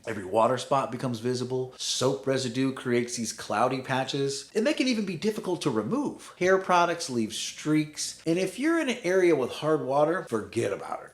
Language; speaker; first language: English; native; English